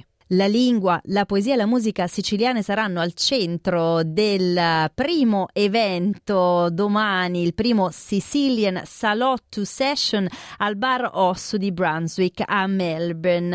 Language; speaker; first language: Italian; native; Italian